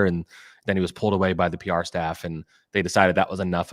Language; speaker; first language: English; native; English